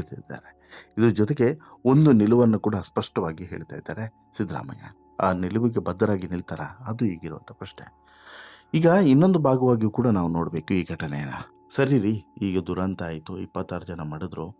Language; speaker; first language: Kannada; native; Kannada